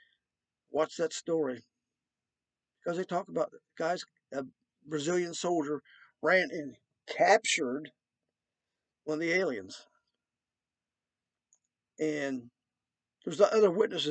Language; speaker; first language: English; native; English